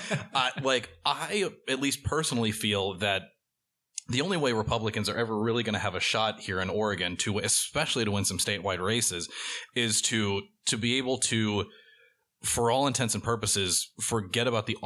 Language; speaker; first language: English; native; English